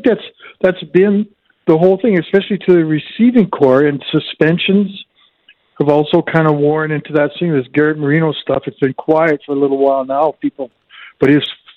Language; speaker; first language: English; native; English